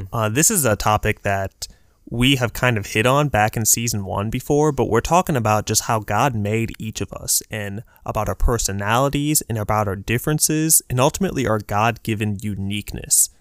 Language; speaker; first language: English; early bilingual, other home language; Urdu